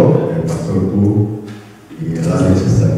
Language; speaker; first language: Spanish; non-native, learner; Korean